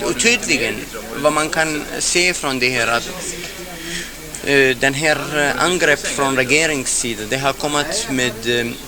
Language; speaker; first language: Swedish; non-native, fluent; Arabic